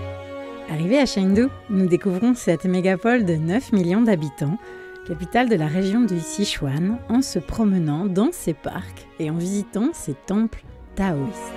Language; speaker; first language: French; native; French